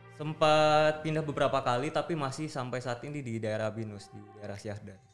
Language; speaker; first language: Indonesian; native; Indonesian